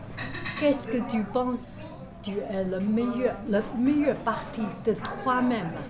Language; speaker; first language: French; non-native, learner; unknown